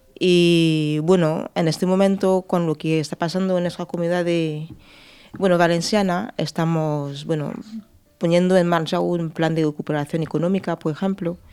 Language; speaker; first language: Spanish; non-native, fluent; French